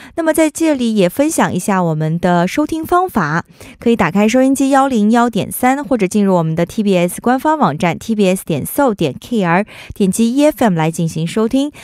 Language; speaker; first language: Chinese; native; Chinese